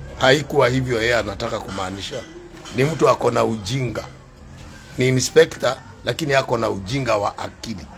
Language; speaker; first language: Swahili; non-native, local second language; Kikuyu